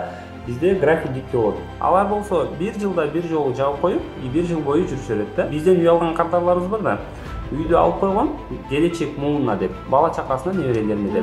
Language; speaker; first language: Kyrgyz; native; Kyrgyz